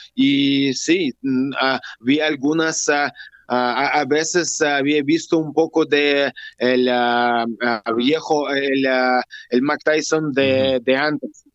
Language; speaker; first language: Spanish; non-native, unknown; Russian